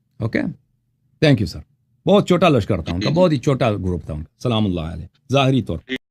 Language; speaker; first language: Urdu; non-native, fluent; Persian